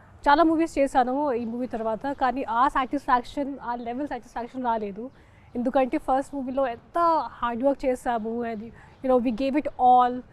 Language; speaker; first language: Telugu; non-native, fluent; Hindi